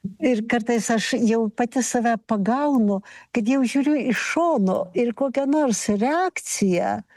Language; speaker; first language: Lithuanian; native; Lithuanian